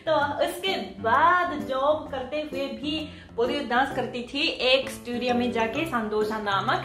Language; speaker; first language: Hindi; non-native, fluent; Japanese